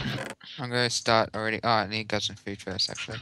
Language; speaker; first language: English; native; English